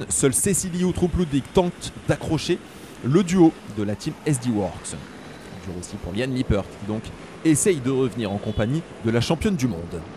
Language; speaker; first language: French; native; French